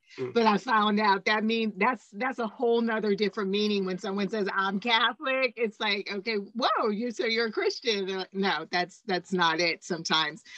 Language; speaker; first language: English; native; English